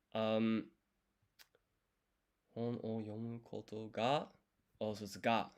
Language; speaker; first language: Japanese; non-native, learner; English